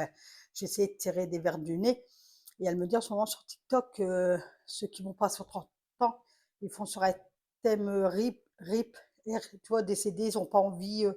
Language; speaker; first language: French; native; French